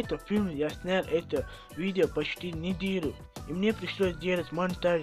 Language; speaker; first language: Russian; non-native, fluent; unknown